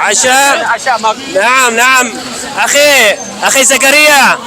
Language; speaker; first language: Arabic; non-native, learner; Urdu